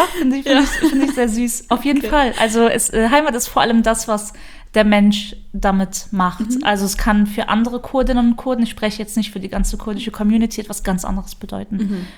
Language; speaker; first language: German; early bilingual, other home language; Kurdish